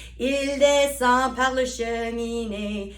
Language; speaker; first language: French; non-native, local second language; English